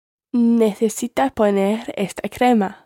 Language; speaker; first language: Spanish; non-native, learner; English